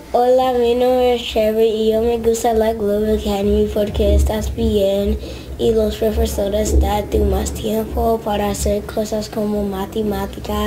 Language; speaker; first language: Spanish; non-native, learner; English